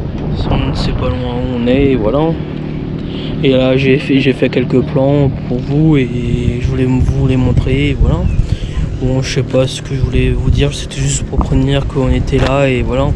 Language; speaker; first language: French; native; French